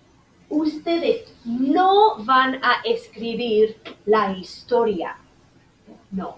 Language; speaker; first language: Spanish; non-native, fluent; English